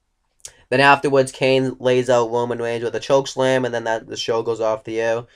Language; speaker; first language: English; native; English